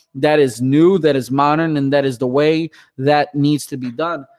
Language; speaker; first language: English; early bilingual, other home language; Portuguese